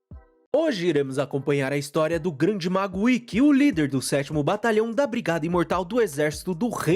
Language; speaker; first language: Portuguese; native; Portuguese